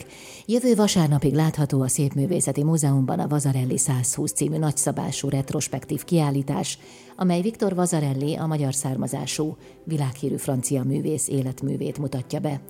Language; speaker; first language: Hungarian; native; Hungarian